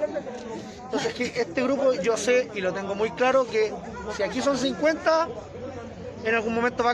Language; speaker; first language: Spanish; native; Spanish